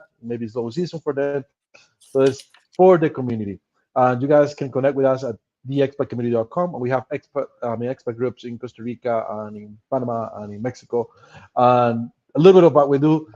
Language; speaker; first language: English; non-native, fluent; Spanish